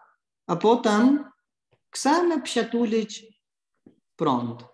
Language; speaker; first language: Polish; non-native, learner; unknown